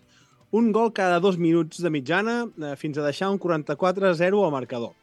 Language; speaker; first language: Catalan; native; Catalan